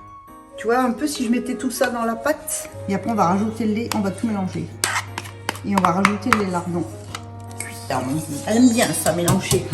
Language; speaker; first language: French; native; French